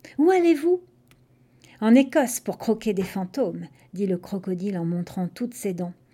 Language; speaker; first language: French; non-native, fluent; English